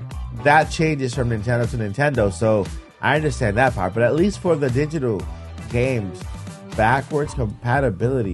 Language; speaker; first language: English; native; English